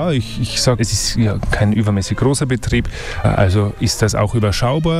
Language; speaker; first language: German; native; German